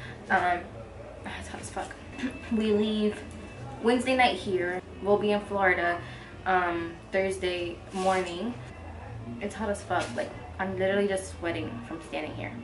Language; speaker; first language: English; early bilingual, other home language; Spanish